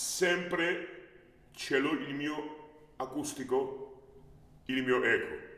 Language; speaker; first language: Italian; non-native, learner; Georgian